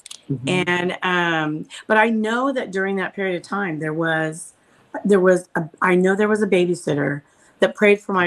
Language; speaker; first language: English; native; English